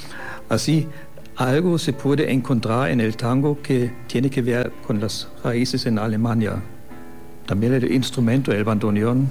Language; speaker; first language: Spanish; non-native, fluent; German